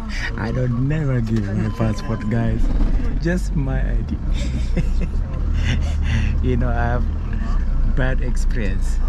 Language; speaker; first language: English; non-native, learner; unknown